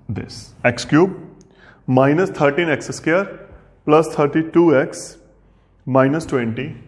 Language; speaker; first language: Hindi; non-native, local second language; Punjabi